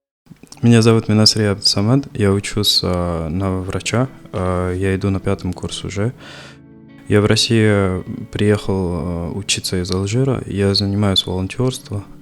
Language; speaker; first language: Russian; non-native, fluent; Arabic